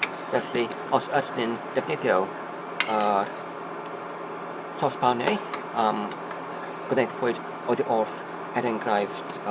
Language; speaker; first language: Welsh; non-native, learner; Polish